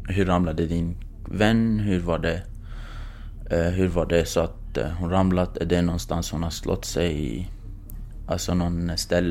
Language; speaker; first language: Swedish; non-native, fluent; Kurdish